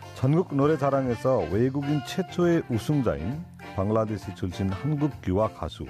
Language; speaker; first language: Korean; non-native, fluent; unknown